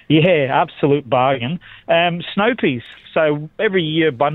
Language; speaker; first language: English; native; English